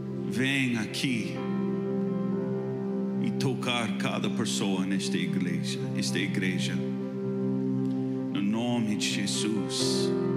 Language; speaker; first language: Portuguese; non-native, learner; English